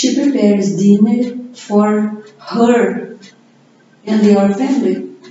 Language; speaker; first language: English; non-native, learner; Portuguese